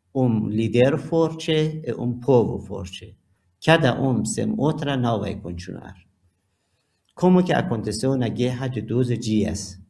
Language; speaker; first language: Portuguese; non-native, learner; Persian